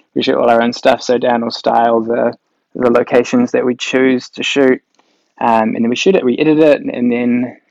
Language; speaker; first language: English; native; English